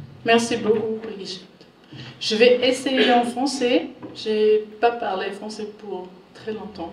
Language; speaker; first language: French; non-native, learner; German